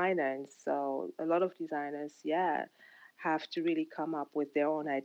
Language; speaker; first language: English; non-native, local second language; Ganda